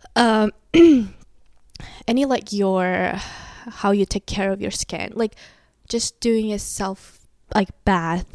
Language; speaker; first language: English; non-native, fluent; Kazakh